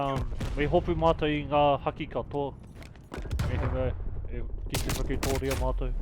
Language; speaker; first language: Māori; non-native, local second language; English